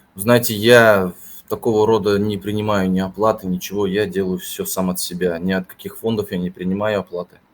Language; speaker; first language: Russian; native; Russian